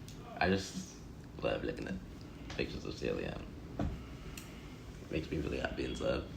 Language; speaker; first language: English; native; English